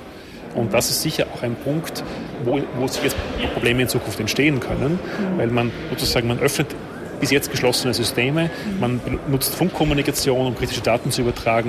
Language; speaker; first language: German; native; German